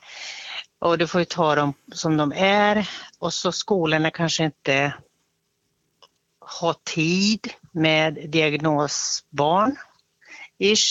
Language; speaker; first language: Swedish; native; Swedish